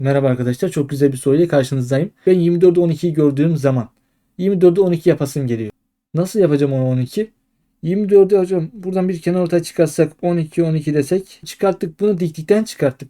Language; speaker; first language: Turkish; native; Turkish